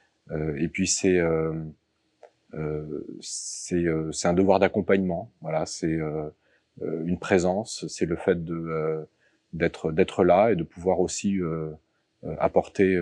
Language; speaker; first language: French; native; French